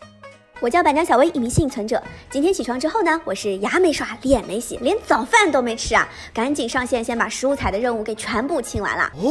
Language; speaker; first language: Chinese; native; Chinese